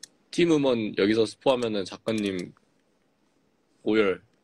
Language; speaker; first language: Korean; native; Korean